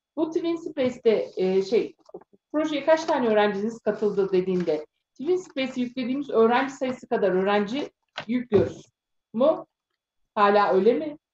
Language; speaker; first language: Turkish; native; Turkish